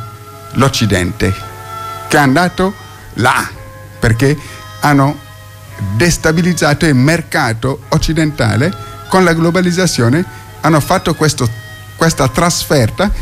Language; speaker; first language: Italian; non-native, fluent; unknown